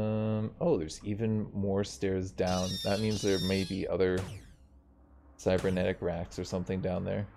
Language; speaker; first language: English; native; English